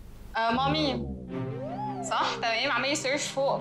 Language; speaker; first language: Arabic; native; Arabic